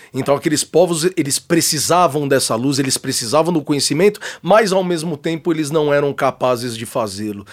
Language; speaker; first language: Portuguese; native; Portuguese